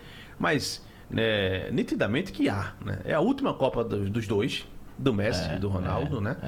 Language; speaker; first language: Portuguese; native; Portuguese